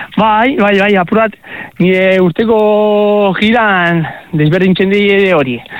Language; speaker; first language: Basque; native; Basque